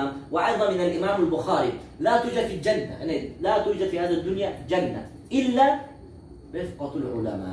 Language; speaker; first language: Arabic; non-native, learner; Uzbek